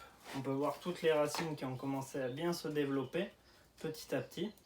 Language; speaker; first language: French; native; French